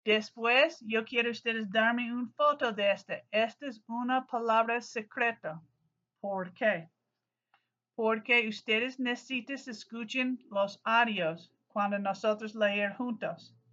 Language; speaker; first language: Spanish; non-native, learner; English